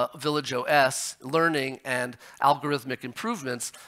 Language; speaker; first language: English; native; English